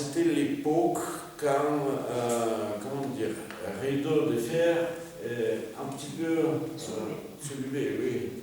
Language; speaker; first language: French; non-native, fluent; Russian